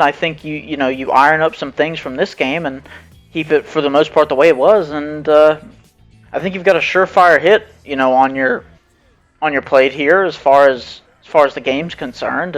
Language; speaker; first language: English; native; English